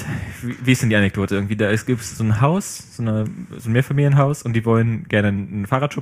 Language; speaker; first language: German; native; German